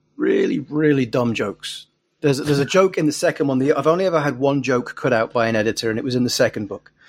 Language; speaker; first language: English; native; English